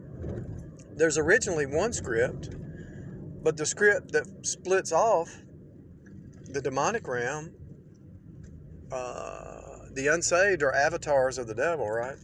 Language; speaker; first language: English; native; English